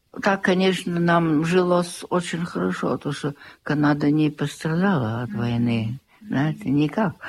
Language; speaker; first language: Russian; early bilingual, heritage; Russian